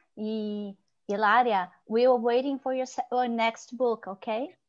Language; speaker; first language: English; non-native, fluent; Portuguese